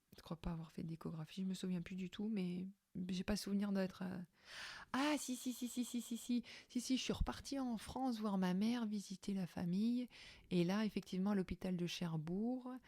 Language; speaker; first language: French; native; French